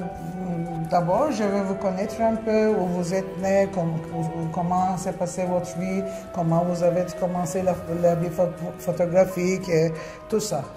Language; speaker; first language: French; non-native, fluent; Turkish